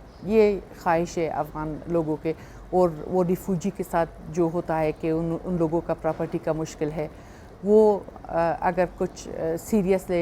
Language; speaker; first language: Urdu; non-native, fluent; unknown